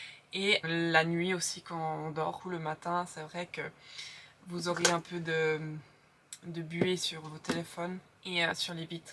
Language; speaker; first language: French; native; French